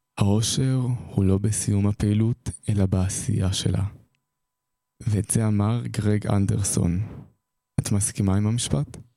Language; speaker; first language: Hebrew; native; Hebrew